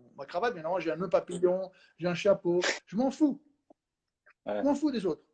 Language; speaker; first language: French; non-native, fluent; Spanish